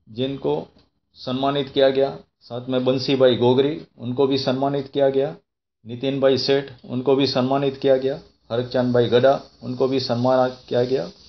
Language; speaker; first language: Hindi; non-native, local second language; Gujarati